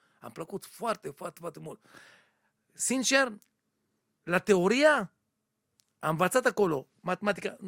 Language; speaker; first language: Romanian; non-native, learner; Hebrew